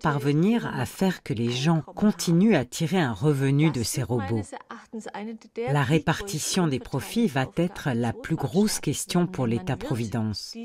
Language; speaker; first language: French; native; French